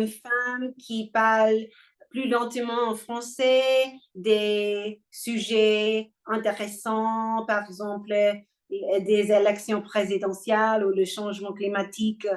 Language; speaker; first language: French; non-native, learner; English